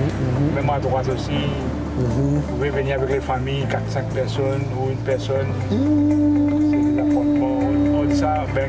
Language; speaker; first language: French; non-native, local second language; Morisyen